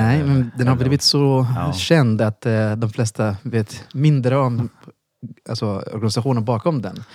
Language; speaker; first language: Swedish; non-native, fluent; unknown